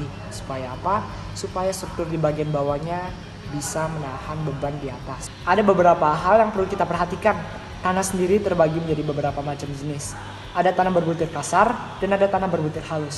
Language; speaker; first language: Indonesian; native; Indonesian